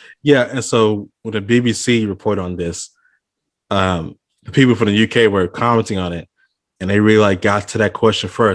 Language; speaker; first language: English; native; English